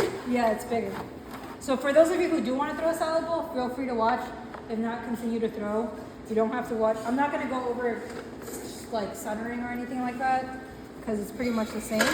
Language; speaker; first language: English; native; English